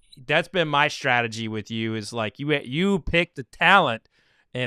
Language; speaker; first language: English; native; English